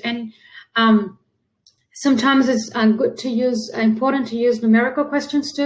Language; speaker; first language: English; non-native, fluent; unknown